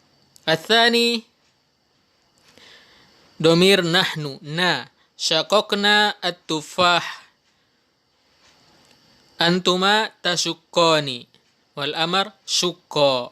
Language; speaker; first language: Arabic; non-native, fluent; Indonesian